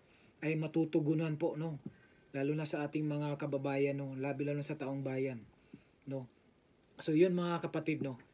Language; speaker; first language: Filipino; native; Filipino